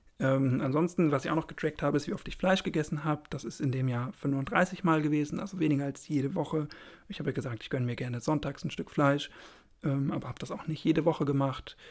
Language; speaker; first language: German; native; German